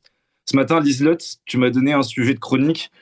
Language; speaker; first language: French; native; French